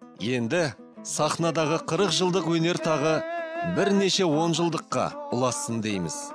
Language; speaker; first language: Kazakh; native; Kazakh